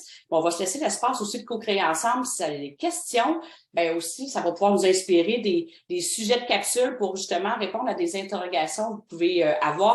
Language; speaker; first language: French; native; French